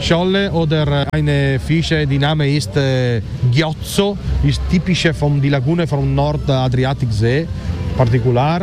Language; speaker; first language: German; non-native, learner; Italian